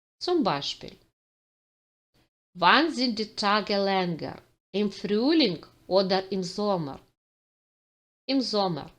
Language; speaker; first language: German; non-native, fluent; Ukrainian